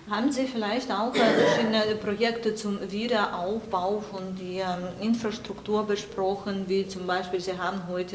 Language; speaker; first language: German; non-native, fluent; Ukrainian